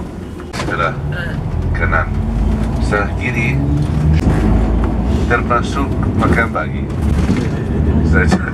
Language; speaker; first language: Indonesian; non-native, learner; Arabic